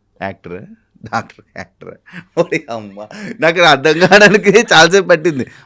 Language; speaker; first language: Telugu; native; Telugu